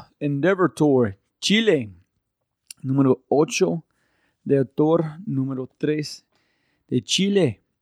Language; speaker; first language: Spanish; non-native, fluent; English